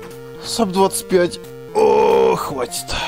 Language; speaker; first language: Russian; native; Russian